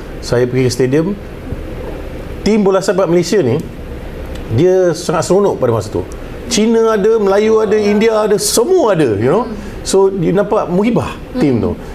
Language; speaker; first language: Malay; native; Malay